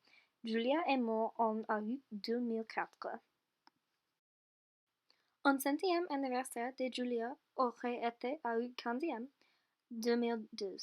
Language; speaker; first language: French; non-native, learner; English